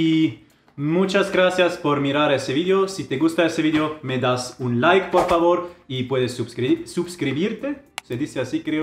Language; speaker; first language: Spanish; non-native, fluent; German